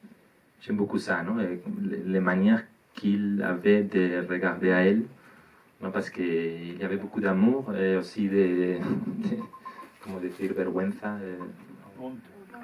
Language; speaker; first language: French; non-native, learner; Spanish